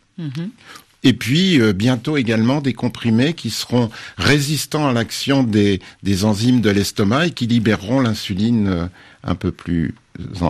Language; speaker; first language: French; native; French